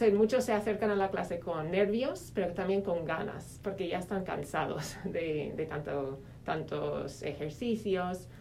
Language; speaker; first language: Spanish; non-native, fluent; English